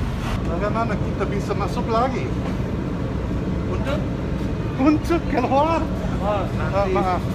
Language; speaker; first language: Indonesian; non-native, learner; English